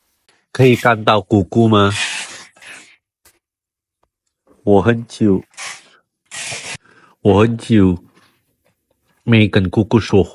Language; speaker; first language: Chinese; non-native, learner; Indonesian